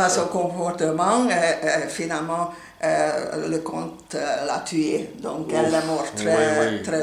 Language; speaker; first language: French; non-native, fluent; Hungarian